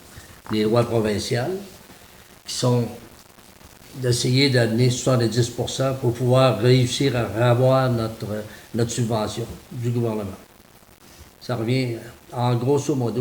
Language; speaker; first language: French; native; French